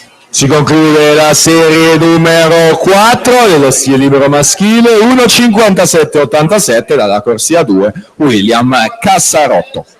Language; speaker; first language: Italian; native; Italian